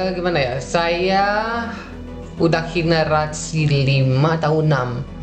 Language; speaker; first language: Indonesian; non-native, fluent; Dutch